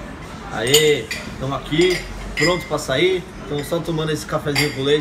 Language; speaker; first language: Portuguese; native; Portuguese